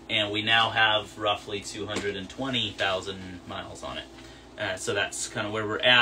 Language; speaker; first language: English; native; English